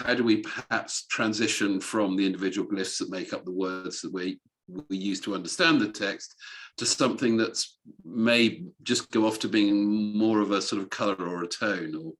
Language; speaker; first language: English; native; English